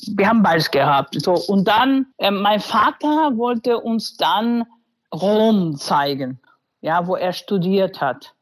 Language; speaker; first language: German; early bilingual, other home language; Spanish